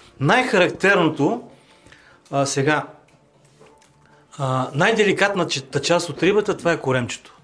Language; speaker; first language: Bulgarian; native; Bulgarian